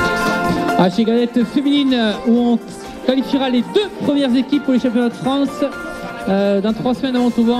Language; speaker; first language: French; native; French